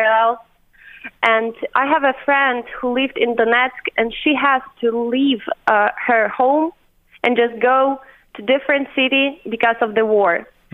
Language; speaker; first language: English; non-native, fluent; Ukrainian